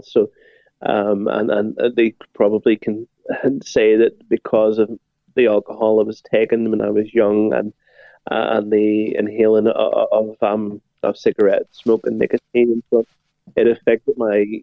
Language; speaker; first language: English; native; English